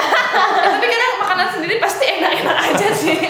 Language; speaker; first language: Indonesian; native; Indonesian